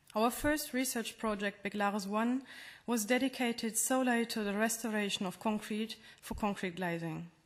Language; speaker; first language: English; non-native, fluent; German